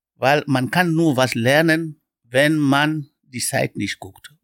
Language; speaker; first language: German; non-native, fluent; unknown